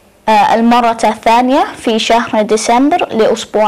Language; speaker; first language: Arabic; non-native, learner; English